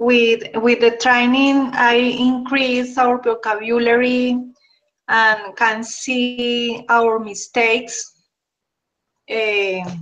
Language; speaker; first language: English; non-native, learner; Spanish